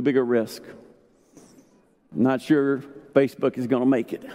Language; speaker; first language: English; native; English